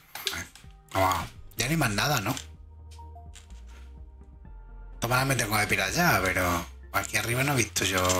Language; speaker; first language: Spanish; native; Spanish